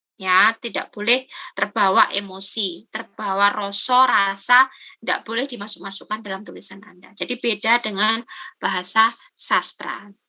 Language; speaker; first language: Indonesian; non-native, local second language; Javanese